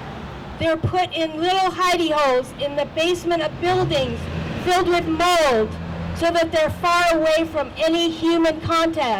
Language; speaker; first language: English; native; English